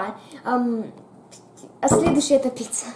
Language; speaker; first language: Russian; early bilingual, heritage; Russian